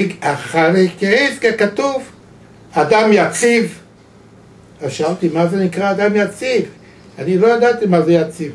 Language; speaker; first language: Hebrew; non-native, fluent; Yiddish